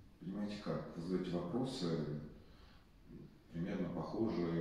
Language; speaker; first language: Russian; native; Russian